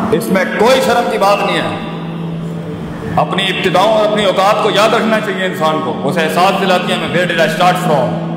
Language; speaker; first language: Urdu; non-native, local second language; Punjabi